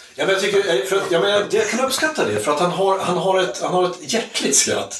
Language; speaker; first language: Swedish; native; Swedish